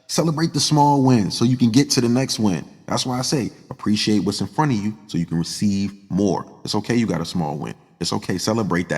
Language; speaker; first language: English; native; English